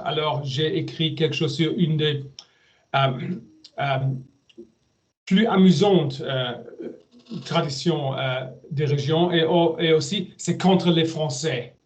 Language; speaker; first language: French; non-native, learner; German